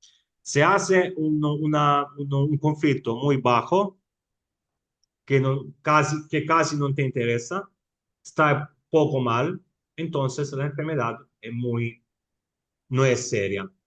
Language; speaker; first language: Spanish; non-native, fluent; Italian